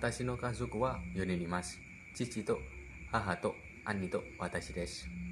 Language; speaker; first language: Japanese; non-native, learner; Indonesian